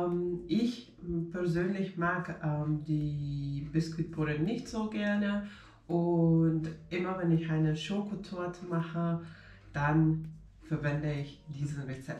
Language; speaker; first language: German; non-native, fluent; Finnish